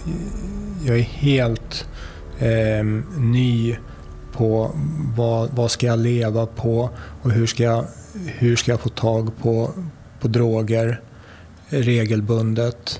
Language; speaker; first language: Swedish; native; Swedish